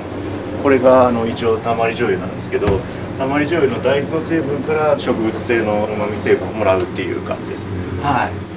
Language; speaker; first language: Japanese; native; Japanese